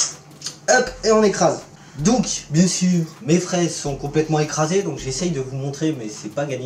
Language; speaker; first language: French; native; French